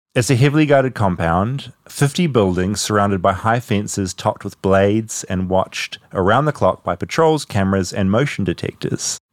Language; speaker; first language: English; native; English